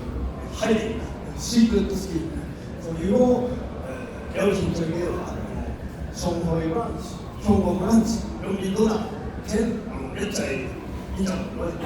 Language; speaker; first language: Cantonese; non-native, learner; Japanese